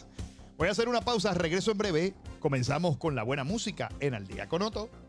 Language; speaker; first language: Spanish; native; Spanish